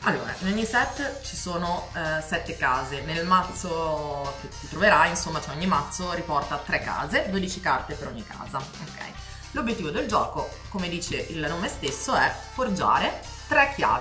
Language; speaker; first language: Italian; native; Italian